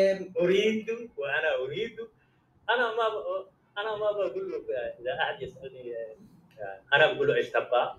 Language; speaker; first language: Arabic; non-native, fluent; Somali